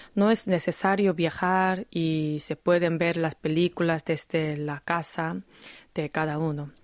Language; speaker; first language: Spanish; non-native, fluent; Korean